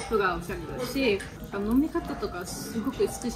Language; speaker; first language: Japanese; non-native, fluent; Swedish